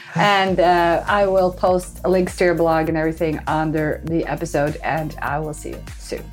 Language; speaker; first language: English; non-native, fluent; Norwegian